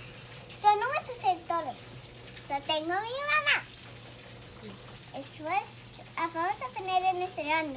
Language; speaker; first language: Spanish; early bilingual, heritage; Spanish